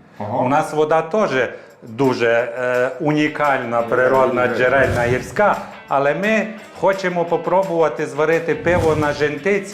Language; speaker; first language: Ukrainian; native; Ukrainian